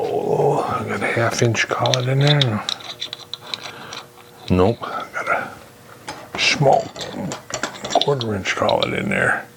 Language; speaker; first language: English; native; English